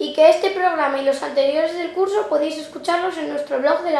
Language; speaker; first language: Spanish; native; Spanish